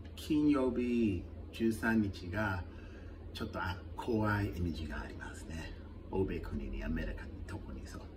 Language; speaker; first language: Japanese; non-native, fluent; English